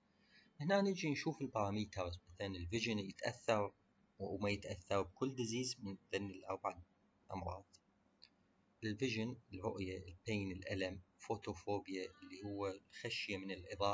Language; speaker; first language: Arabic; native; Arabic